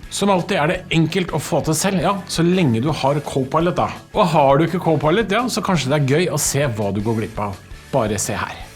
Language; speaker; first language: Norwegian; native; Norwegian